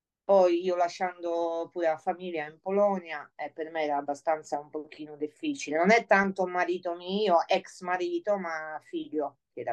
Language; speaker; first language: Italian; non-native, fluent; Polish